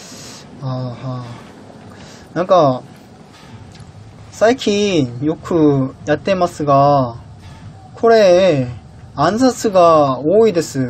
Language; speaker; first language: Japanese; non-native, learner; Korean